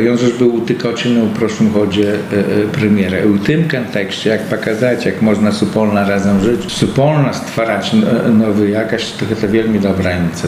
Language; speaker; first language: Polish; non-native, local second language; Belarusian